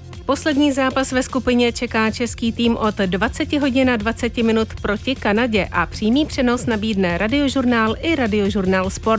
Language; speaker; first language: Czech; native; Czech